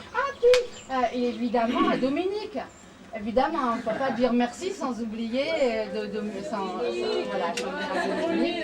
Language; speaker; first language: French; native; French